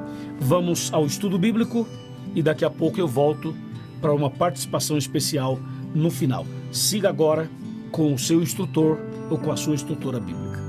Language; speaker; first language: Portuguese; native; Portuguese